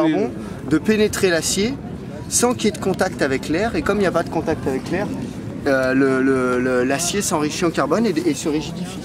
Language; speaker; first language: French; native; French